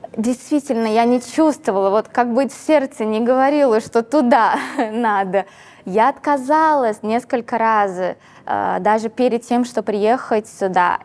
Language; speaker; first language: Russian; non-native, fluent; Portuguese